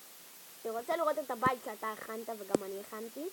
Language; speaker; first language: Hebrew; native; Hebrew